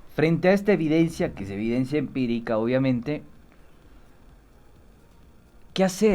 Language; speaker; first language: Spanish; native; Spanish